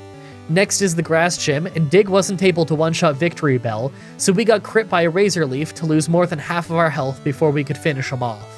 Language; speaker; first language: English; native; English